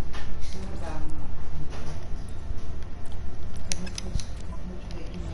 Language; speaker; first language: Dutch; non-native, learner; Portuguese